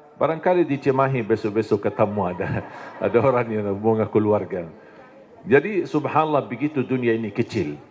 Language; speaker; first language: Indonesian; non-native, fluent; Arabic